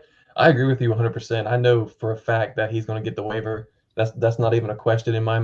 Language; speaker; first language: English; native; English